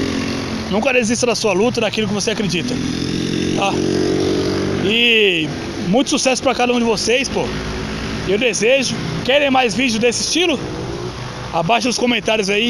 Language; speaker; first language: Portuguese; native; Portuguese